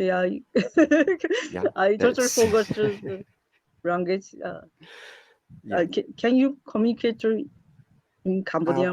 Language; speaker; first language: English; non-native, learner; Japanese